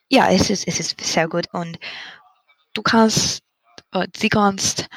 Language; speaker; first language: German; non-native, learner; English